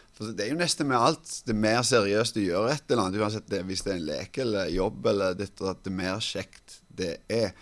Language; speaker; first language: Norwegian; non-native, fluent; Finnish